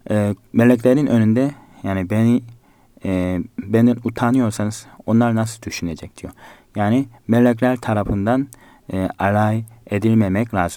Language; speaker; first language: Turkish; non-native, fluent; Korean